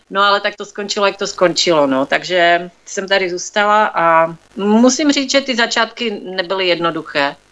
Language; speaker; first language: Czech; native; Czech